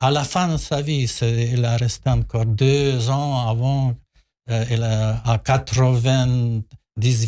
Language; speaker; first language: French; non-native, learner; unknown